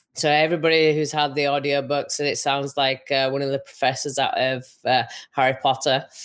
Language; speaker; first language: English; native; English